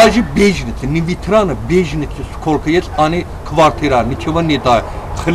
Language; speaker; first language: Russian; non-native, learner; Azerbaijani